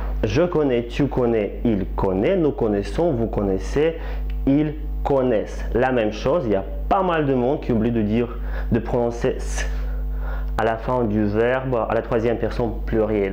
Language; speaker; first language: French; non-native, fluent; Russian